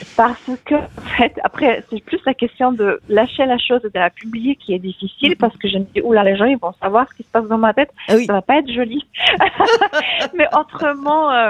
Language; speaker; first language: French; non-native, fluent; Polish